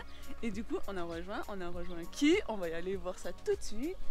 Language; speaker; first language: French; native; French